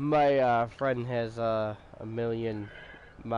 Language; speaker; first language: English; native; English